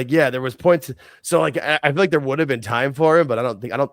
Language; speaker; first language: English; native; English